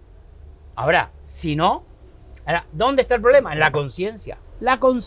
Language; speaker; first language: Spanish; native; Spanish